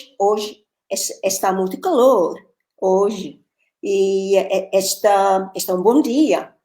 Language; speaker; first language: Portuguese; non-native, learner; English